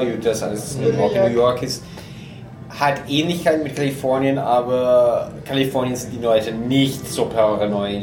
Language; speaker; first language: German; non-native, fluent; English